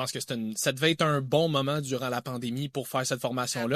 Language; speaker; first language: French; native; French